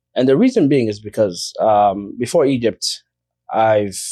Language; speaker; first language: English; early bilingual, other home language; Somali